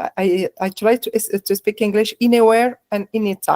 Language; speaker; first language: English; non-native, learner; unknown